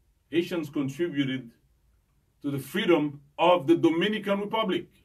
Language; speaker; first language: English; non-native, fluent; Haitian Creole